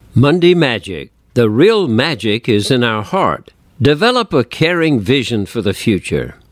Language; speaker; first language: English; native; English